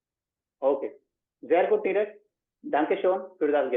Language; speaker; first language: German; non-native, fluent; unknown